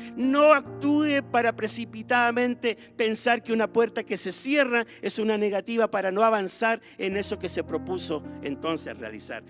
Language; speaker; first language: Spanish; native; Spanish